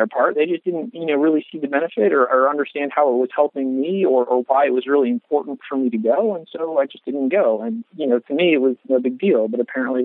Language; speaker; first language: English; native; English